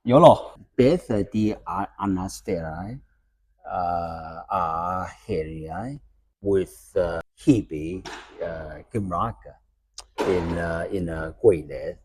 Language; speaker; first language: Welsh; non-native, learner; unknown